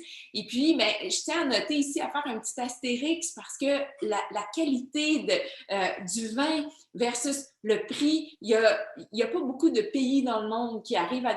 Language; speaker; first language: French; native; French